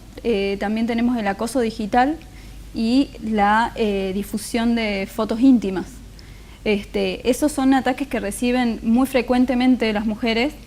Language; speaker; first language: Spanish; native; Spanish